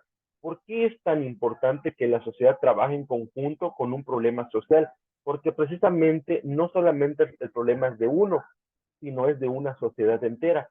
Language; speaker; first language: Spanish; native; Spanish